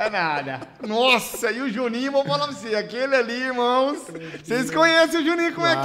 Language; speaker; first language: Portuguese; native; Portuguese